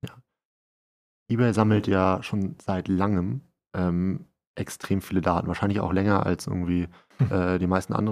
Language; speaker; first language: German; native; German